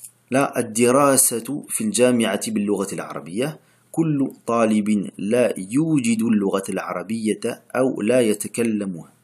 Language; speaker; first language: Arabic; non-native, fluent; French